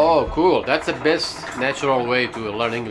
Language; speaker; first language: English; non-native, learner; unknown